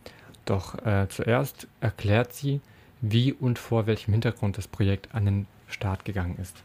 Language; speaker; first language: German; native; German